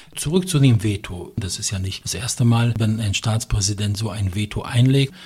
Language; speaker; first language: German; non-native, fluent; Polish